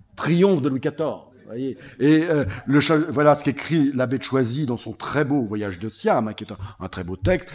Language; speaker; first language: French; native; French